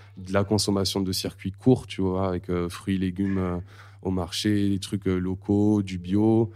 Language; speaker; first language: French; native; French